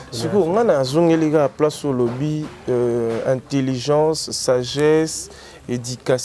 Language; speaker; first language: French; non-native, local second language; Lingala